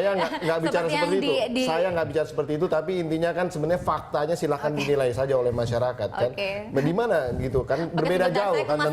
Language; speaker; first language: Indonesian; native; Indonesian